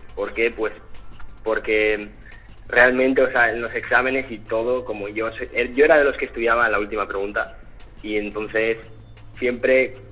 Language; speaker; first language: Spanish; early bilingual, other home language; French